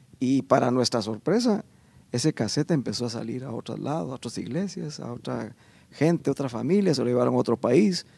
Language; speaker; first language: Spanish; native; Spanish